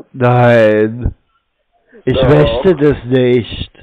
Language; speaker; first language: German; native; German